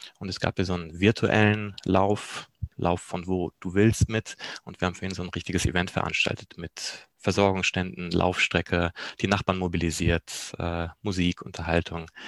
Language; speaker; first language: German; early bilingual, other home language; Polish